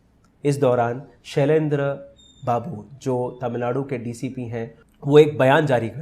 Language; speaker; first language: Hindi; native; Hindi